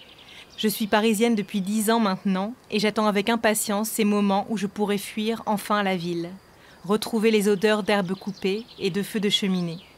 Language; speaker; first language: French; native; French